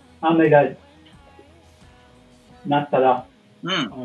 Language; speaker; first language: Japanese; non-native, learner; English